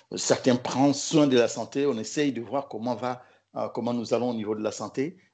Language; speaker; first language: French; non-native, local second language; Lingala